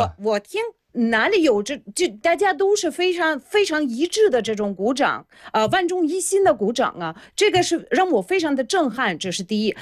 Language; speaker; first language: Chinese; non-native, fluent; Russian